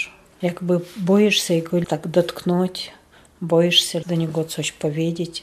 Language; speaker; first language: Polish; non-native, learner; Chechen